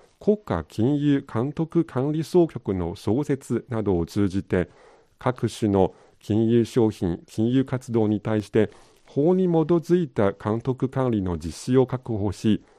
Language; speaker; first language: Japanese; non-native, fluent; Chinese